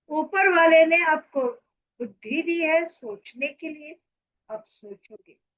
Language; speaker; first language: Hindi; non-native, local second language; Marathi